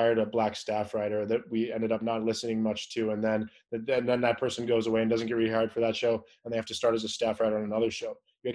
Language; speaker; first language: English; native; English